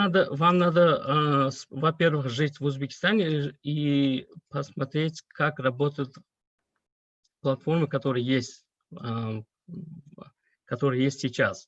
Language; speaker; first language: Russian; non-native, local second language; Uzbek